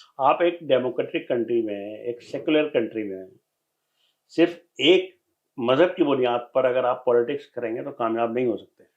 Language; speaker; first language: Urdu; native; Urdu